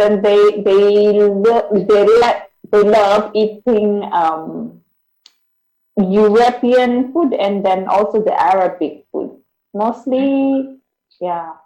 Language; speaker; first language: English; non-native, learner; Indonesian